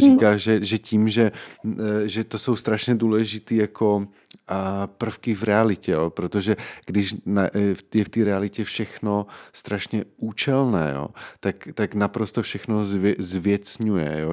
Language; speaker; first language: Czech; native; Czech